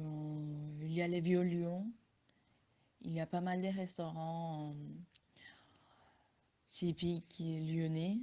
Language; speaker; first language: French; non-native, fluent; Spanish